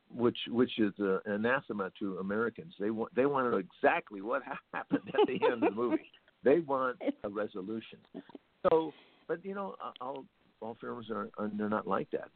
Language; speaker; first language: English; native; English